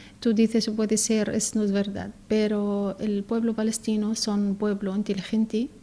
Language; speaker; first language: Spanish; non-native, learner; Arabic